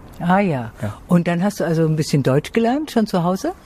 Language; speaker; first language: German; native; German